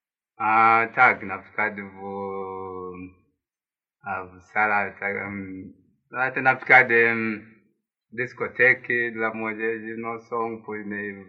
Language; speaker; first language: Polish; non-native, learner; Swahili